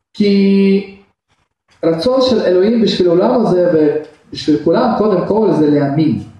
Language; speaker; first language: Hebrew; non-native, fluent; Russian